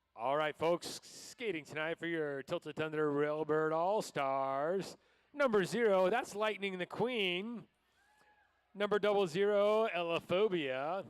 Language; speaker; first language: English; native; English